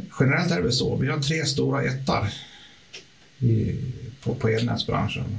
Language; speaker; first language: Swedish; native; Swedish